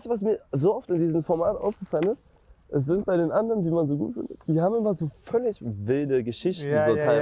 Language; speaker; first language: German; native; German